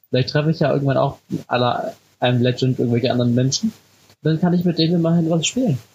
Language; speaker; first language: German; native; German